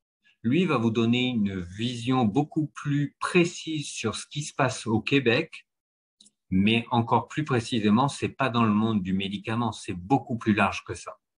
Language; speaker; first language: French; native; French